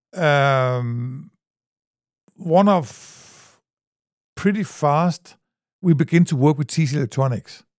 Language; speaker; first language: English; non-native, fluent; Danish